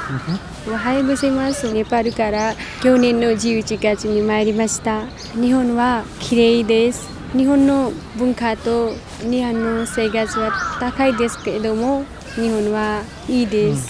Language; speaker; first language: Japanese; non-native, learner; Nepali